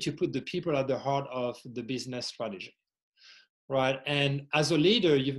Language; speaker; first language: English; non-native, fluent; French